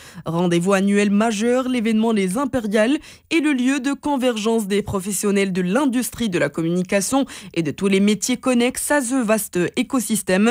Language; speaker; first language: French; non-native, local second language; Arabic